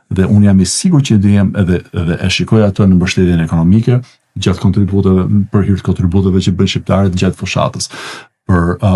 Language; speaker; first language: Albanian; native; Albanian